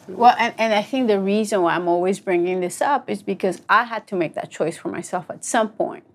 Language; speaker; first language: English; non-native, fluent; Spanish